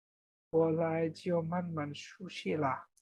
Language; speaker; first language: Chinese; non-native, learner; Bangla